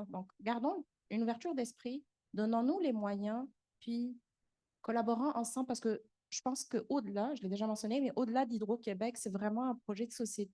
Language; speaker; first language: French; native; French